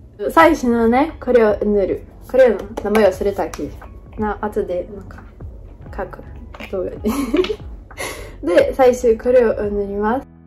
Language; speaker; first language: Japanese; non-native, learner; Portuguese